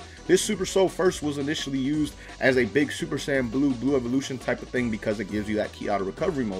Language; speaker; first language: English; native; English